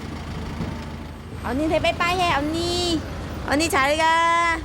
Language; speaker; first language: Korean; non-native, fluent; Vietnamese